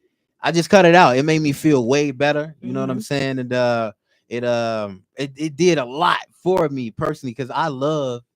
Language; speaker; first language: English; native; English